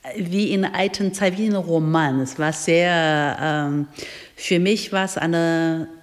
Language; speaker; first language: German; non-native, fluent; Chinese